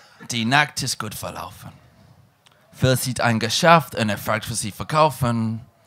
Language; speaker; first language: German; non-native, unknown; English